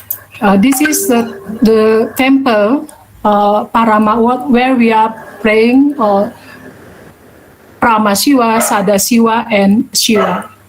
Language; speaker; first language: English; non-native, learner; Balinese